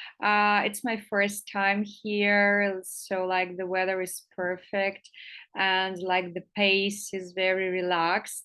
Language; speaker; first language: English; non-native, fluent; Russian